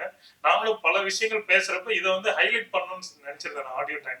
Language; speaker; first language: Tamil; native; Tamil